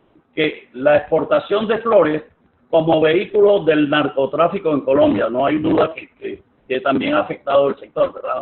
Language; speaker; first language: Spanish; native; Spanish